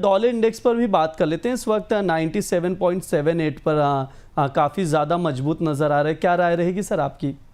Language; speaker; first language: Hindi; native; Hindi